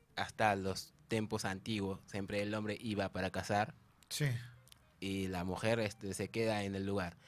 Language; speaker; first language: Spanish; non-native, fluent; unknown